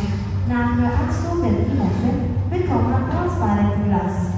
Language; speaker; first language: German; non-native, learner; Italian